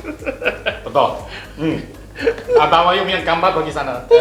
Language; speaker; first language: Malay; non-native, local second language; Chinese